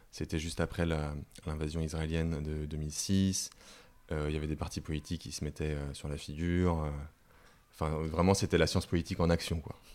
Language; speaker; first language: French; native; French